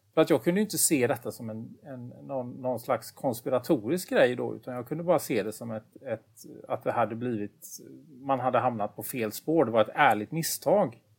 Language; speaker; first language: Swedish; native; Swedish